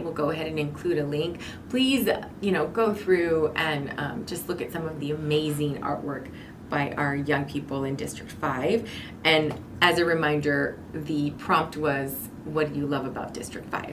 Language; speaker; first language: English; native; English